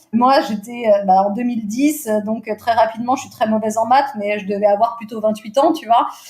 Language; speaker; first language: French; early bilingual, other home language; Portuguese